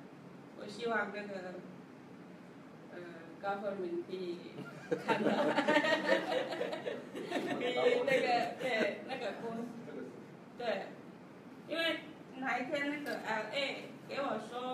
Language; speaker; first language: Chinese; non-native, learner; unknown